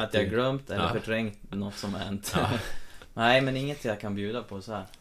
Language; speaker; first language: Swedish; native; Swedish